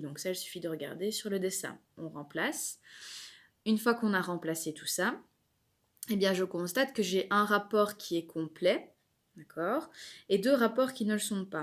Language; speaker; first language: French; native; French